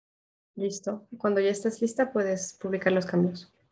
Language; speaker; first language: Spanish; non-native, fluent; French